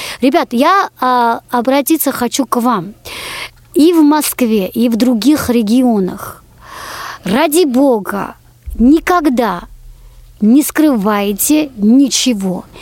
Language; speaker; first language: Russian; non-native, local second language; Georgian